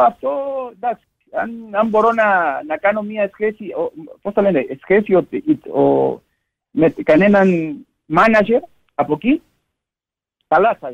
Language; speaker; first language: Greek; non-native, learner; Spanish